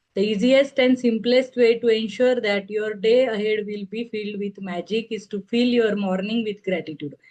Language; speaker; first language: English; non-native, local second language; Marathi